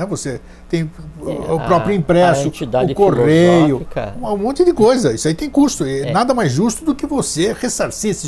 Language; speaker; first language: Portuguese; native; Portuguese